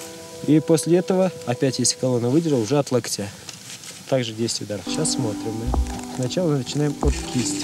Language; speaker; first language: Russian; native; Russian